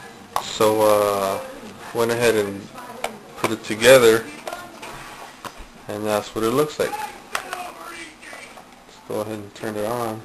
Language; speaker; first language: English; native; English